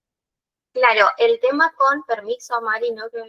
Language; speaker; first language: Spanish; native; Spanish